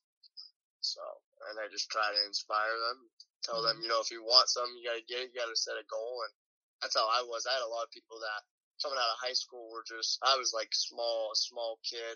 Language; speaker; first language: English; native; English